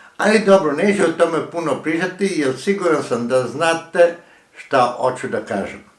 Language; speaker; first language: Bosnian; early bilingual, heritage; Croatian